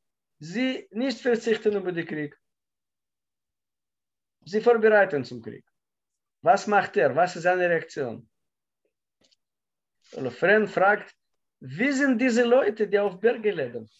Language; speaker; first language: German; non-native, learner; Russian